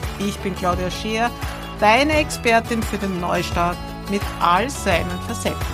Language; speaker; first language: German; native; German